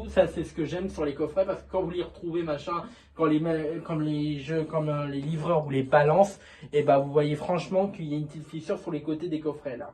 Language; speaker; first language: French; native; French